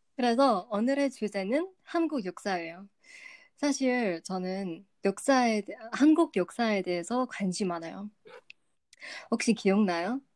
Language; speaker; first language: Korean; non-native, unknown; Vietnamese